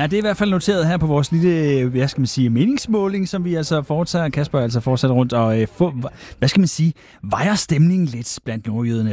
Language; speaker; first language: Danish; native; Danish